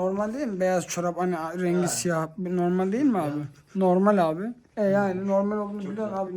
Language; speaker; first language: Turkish; native; Turkish